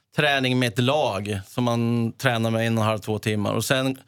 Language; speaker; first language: Swedish; native; Swedish